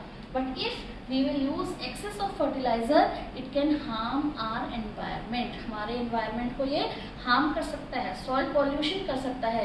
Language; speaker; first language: Hindi; native; Hindi